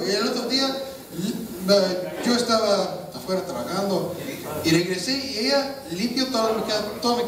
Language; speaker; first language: Spanish; non-native, fluent; English